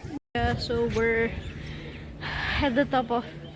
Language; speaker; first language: English; non-native, learner; Indonesian